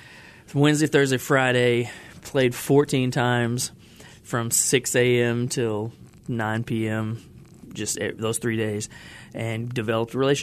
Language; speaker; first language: English; native; English